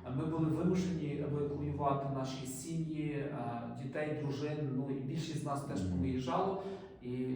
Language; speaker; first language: Ukrainian; native; Ukrainian